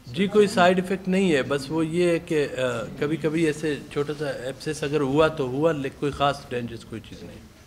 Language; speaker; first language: Urdu; non-native, local second language; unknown